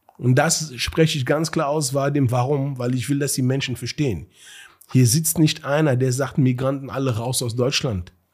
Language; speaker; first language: German; early bilingual, other home language; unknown